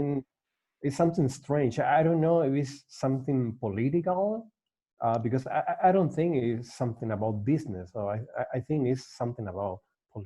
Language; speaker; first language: English; non-native, learner; Spanish